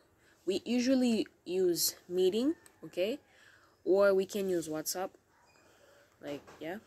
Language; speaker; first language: English; non-native, learner; Haitian Creole